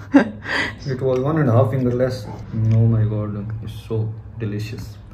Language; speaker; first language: English; non-native, local second language; Hindi